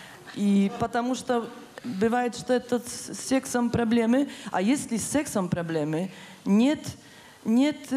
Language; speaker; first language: Russian; non-native, fluent; Polish